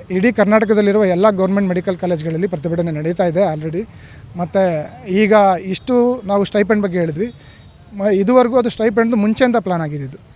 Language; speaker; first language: Kannada; native; Kannada